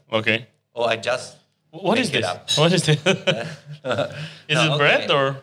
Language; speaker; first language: English; non-native, fluent; Italian